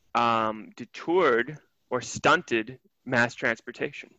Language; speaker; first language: English; native; English